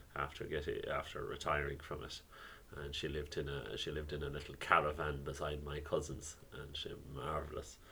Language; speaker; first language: English; native; English